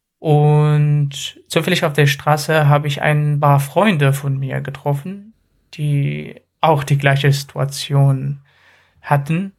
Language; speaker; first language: German; non-native, fluent; Arabic